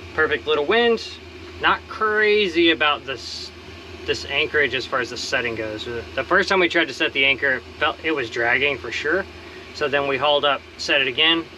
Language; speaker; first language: English; native; English